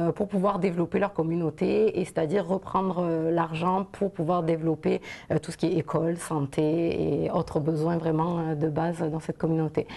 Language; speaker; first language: French; native; French